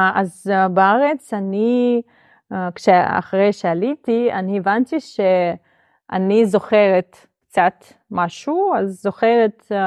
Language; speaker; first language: Hebrew; non-native, fluent; Russian